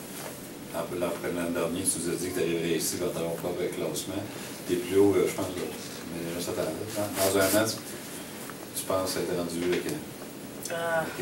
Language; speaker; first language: French; native; French